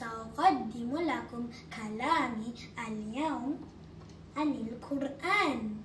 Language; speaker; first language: Arabic; non-native, learner; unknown